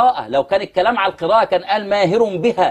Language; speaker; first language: Arabic; native; Arabic